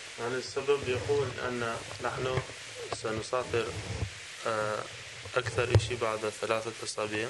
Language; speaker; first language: Arabic; non-native, learner; Albanian